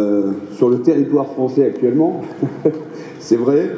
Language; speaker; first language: French; native; French